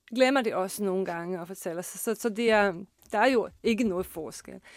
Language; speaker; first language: Danish; non-native, fluent; Bosnian